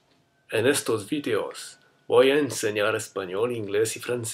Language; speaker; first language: Spanish; non-native, learner; French